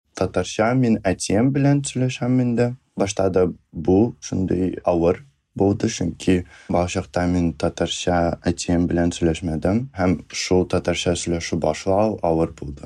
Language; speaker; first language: Tatar; non-native, fluent; Russian